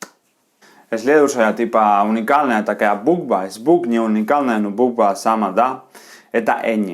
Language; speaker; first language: Russian; non-native, fluent; Spanish